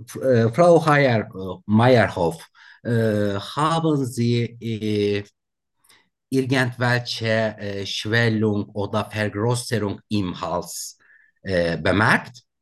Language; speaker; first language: German; non-native, learner; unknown